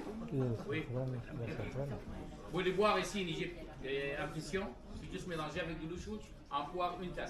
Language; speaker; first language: French; non-native, learner; Arabic